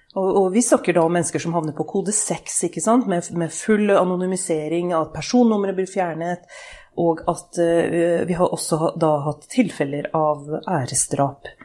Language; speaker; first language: Norwegian; early bilingual, other home language; Urdu